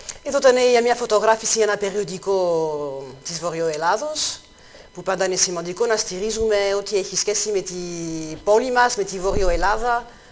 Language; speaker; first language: Greek; non-native, fluent; French